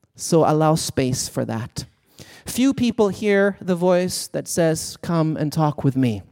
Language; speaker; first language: English; non-native, fluent; Swedish